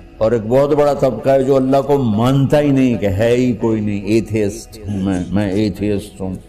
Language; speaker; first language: Urdu; non-native, local second language; Punjabi